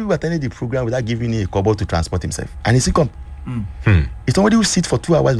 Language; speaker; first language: English; non-native, local second language; Yoruba